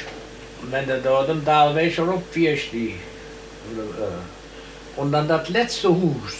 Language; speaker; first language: German; native; German